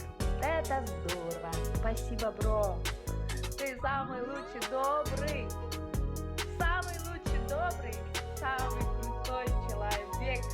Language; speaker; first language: Russian; non-native, local second language; Uzbek